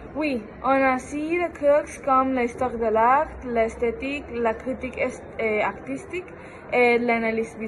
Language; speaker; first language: French; non-native, learner; Spanish